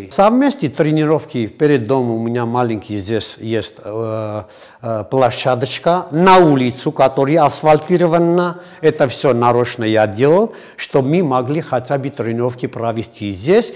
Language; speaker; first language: Russian; non-native, fluent; Armenian